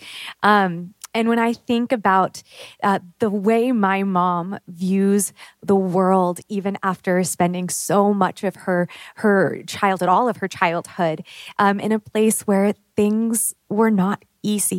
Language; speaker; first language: English; native; English